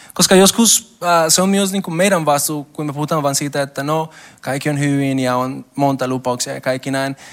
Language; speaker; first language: Finnish; non-native, learner; Spanish